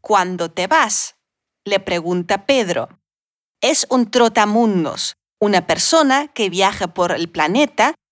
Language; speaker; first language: Spanish; non-native, fluent; Russian